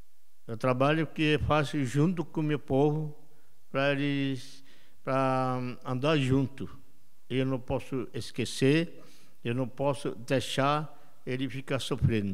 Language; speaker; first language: Portuguese; non-native, local second language; Yanomámi